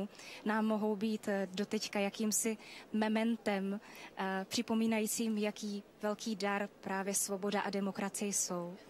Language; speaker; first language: Czech; native; Czech